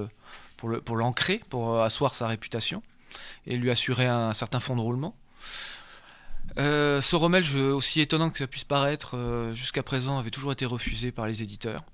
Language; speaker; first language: French; native; French